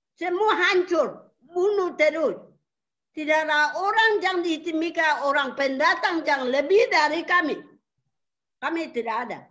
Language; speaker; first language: Indonesian; non-native, local second language; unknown